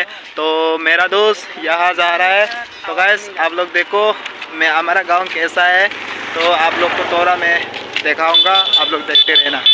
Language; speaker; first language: Hindi; non-native, local second language; Mising